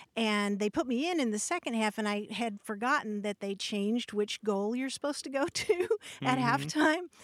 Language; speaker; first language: English; native; English